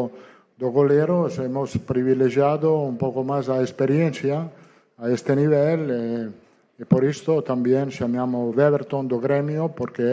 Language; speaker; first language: Spanish; non-native, fluent; Italian